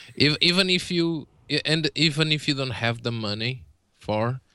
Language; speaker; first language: English; non-native, fluent; Portuguese